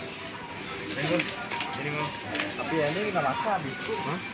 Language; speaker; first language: Indonesian; non-native, learner; Bangla